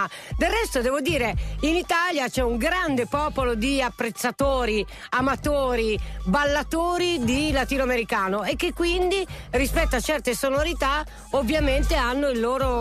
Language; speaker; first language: Italian; native; Italian